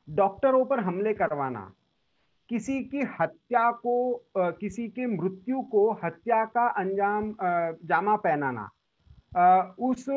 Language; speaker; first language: Hindi; non-native, local second language; Marathi